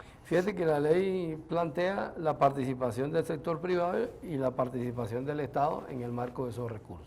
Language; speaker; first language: Spanish; native; Spanish